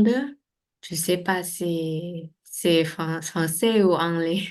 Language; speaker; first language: French; non-native, learner; Vietnamese